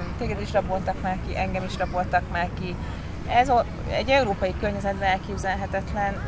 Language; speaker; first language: Hungarian; native; Hungarian